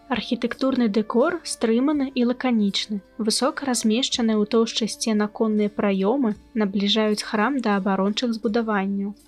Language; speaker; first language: Belarusian; native; Belarusian